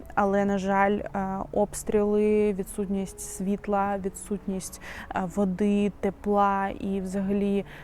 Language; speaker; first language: Ukrainian; non-native, local second language; Russian